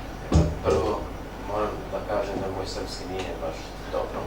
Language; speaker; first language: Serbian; non-native, local second language; Albanian